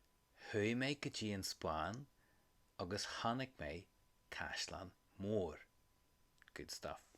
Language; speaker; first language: Irish; non-native, local second language; English